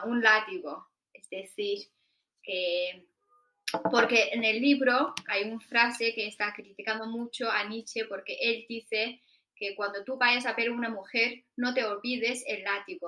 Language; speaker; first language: Spanish; non-native, fluent; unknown